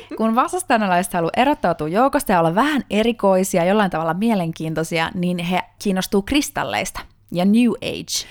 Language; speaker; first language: Finnish; native; Finnish